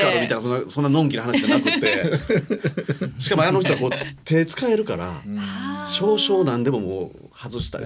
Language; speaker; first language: Japanese; native; Japanese